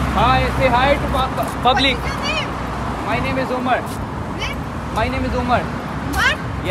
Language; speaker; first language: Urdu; non-native, local second language; Punjabi